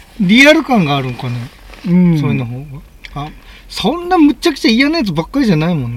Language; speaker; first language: Japanese; native; Japanese